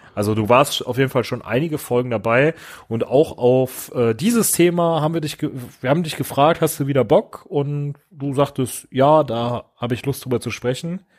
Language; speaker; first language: German; native; German